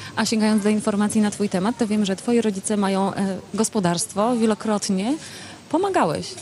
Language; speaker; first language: Polish; native; Polish